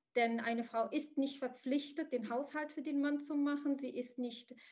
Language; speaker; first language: German; early bilingual, other home language; Arabic